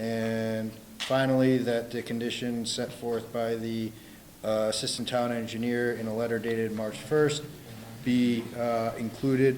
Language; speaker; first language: English; native; English